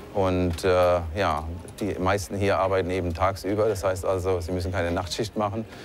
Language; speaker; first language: German; native; German